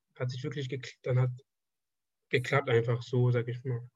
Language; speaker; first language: German; non-native, fluent; Persian